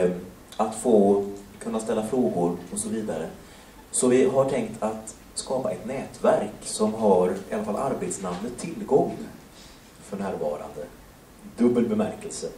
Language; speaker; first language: Swedish; native; Swedish